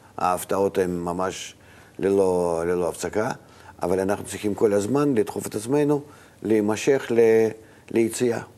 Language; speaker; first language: Hebrew; non-native, fluent; Russian